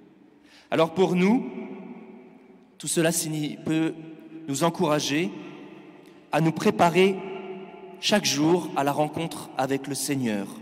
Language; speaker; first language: French; native; French